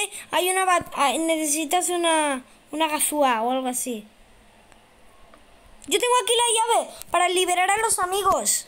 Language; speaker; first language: Spanish; native; Spanish